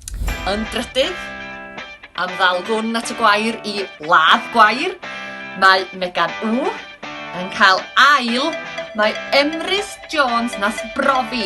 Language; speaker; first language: Welsh; native; Welsh